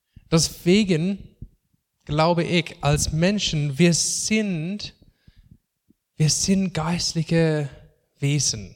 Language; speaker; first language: German; non-native, fluent; English